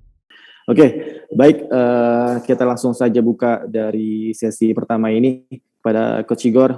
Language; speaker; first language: Indonesian; native; Indonesian